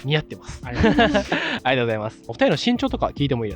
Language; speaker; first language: Japanese; native; Japanese